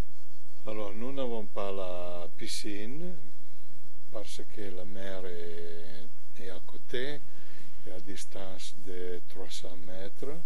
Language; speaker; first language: French; non-native, learner; Italian